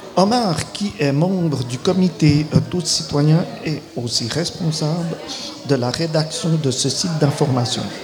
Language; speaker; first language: French; native; French